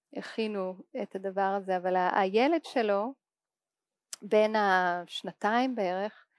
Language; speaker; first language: Hebrew; native; Hebrew